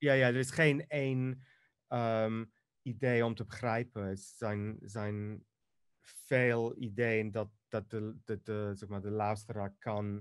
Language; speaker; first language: Dutch; non-native, fluent; Greek